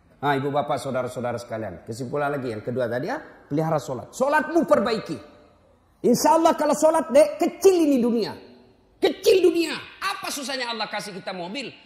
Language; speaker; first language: Indonesian; non-native, local second language; Buginese